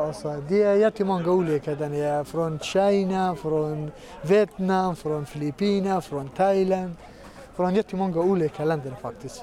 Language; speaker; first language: Swedish; non-native, learner; Kurdish